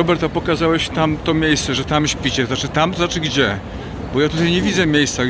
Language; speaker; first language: Polish; native; Polish